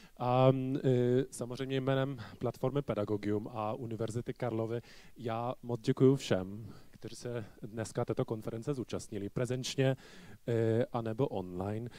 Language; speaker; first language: Czech; non-native, fluent; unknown